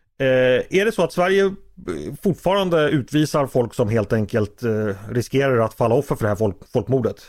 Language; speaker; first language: Swedish; native; Swedish